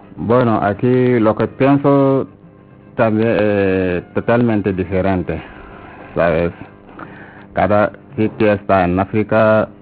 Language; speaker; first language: Spanish; non-native, learner; Wolof